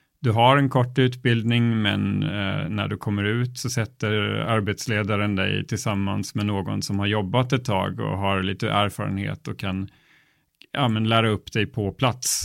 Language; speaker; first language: Swedish; native; Swedish